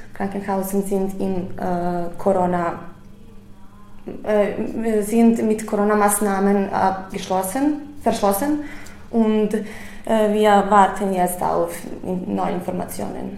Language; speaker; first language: German; non-native, learner; Serbian